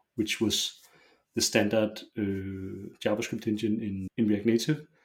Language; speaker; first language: English; non-native, fluent; Danish